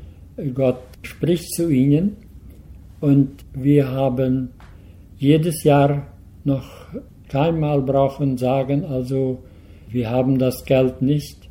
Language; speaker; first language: German; early bilingual, heritage; Low German